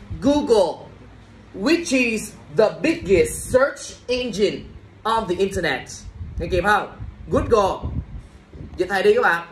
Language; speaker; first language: English; non-native, fluent; Vietnamese